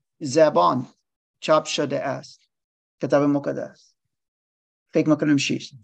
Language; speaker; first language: Persian; non-native, learner; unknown